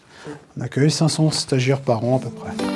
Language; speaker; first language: French; native; French